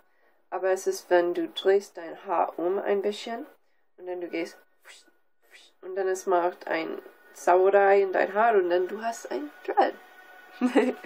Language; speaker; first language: German; non-native, learner; English